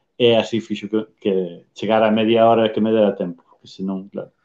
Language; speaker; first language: Galician; native; Galician